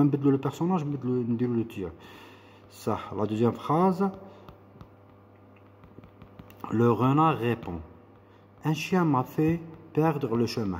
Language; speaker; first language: French; non-native, local second language; Arabic